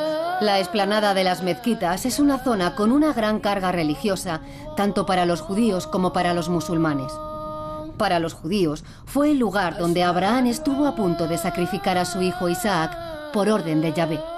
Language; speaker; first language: Spanish; native; Spanish